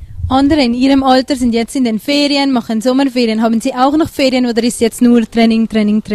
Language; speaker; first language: German; native; German